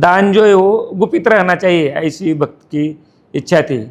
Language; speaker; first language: Hindi; non-native, local second language; Marathi